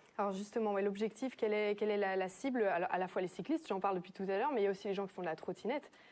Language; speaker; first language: French; native; French